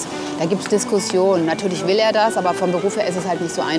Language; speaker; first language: German; native; German